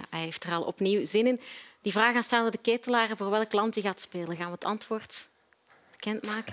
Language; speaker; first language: Dutch; native; Dutch